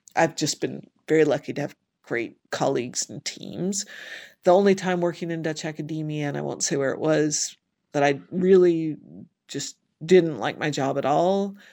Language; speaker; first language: English; native; English